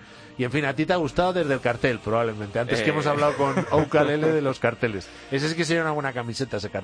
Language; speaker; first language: Spanish; native; Spanish